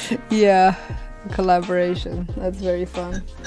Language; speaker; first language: English; non-native, fluent; Romanian